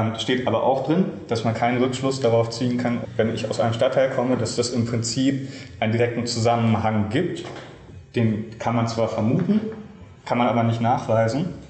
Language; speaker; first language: German; native; German